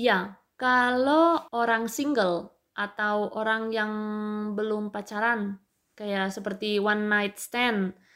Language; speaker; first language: Indonesian; non-native, fluent; Spanish